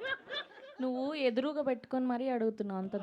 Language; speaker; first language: Telugu; native; Telugu